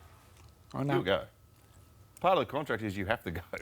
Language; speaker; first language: English; native; English